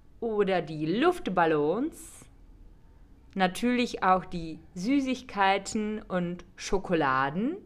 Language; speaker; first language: German; non-native, fluent; Czech